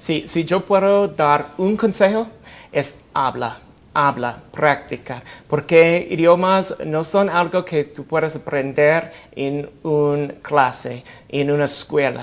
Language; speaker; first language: Spanish; non-native, fluent; English